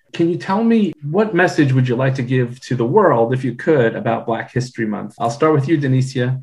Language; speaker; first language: English; native; English